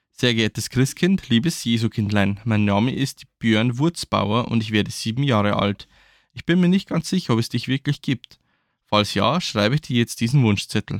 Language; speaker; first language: German; native; German